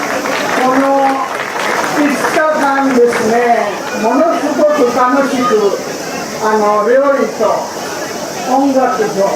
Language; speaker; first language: Japanese; non-native, fluent; Urdu